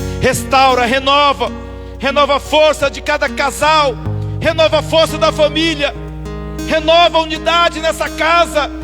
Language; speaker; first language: Portuguese; native; Portuguese